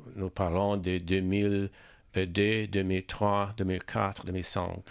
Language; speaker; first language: French; non-native, learner; Italian